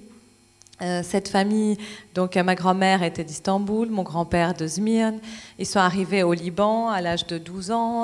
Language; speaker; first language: French; non-native, local second language; Arabic